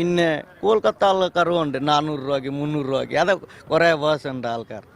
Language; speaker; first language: Malayalam; non-native, learner; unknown